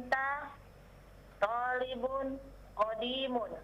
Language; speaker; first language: Arabic; non-native, learner; Indonesian